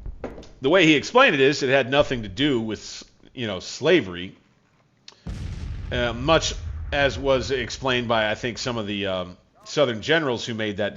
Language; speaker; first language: English; native; English